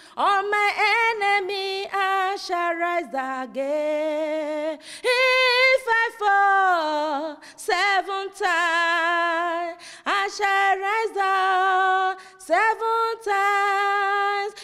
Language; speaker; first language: Italian; non-native, learner; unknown